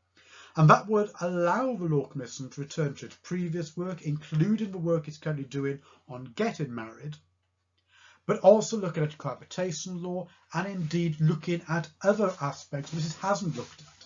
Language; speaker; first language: English; native; English